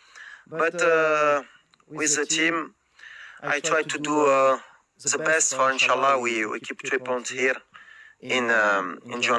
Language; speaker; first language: English; non-native, learner; French